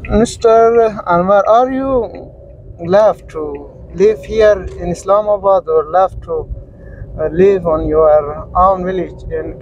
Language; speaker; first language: English; non-native, learner; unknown